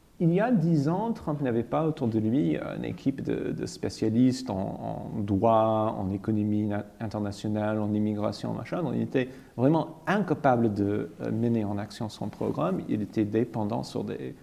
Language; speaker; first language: French; non-native, fluent; English